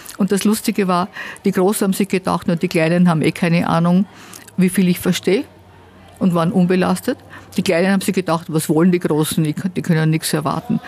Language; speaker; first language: German; native; German